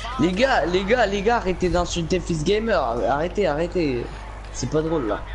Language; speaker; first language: French; native; French